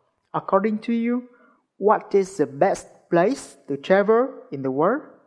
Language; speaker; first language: English; non-native, fluent; Vietnamese